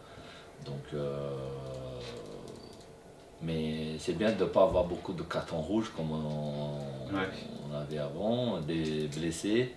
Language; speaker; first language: French; non-native, fluent; Portuguese